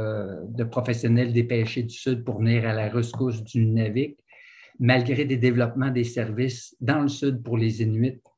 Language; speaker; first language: French; native; French